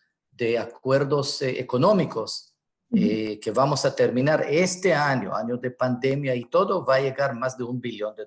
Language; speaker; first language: Spanish; non-native, fluent; Hebrew